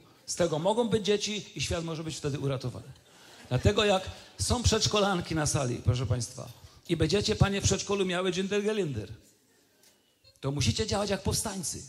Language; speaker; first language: Polish; native; Polish